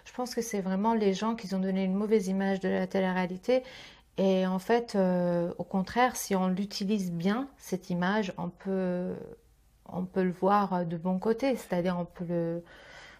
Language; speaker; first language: French; native; French